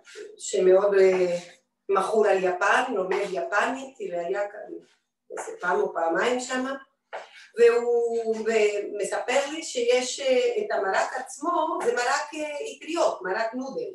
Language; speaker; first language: Hebrew; non-native, fluent; Spanish